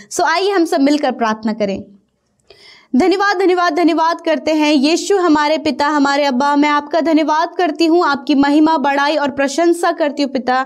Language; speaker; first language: Hindi; native; Hindi